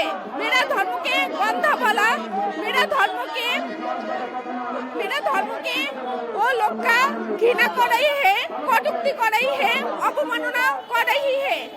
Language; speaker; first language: Hindi; non-native, learner; Bangla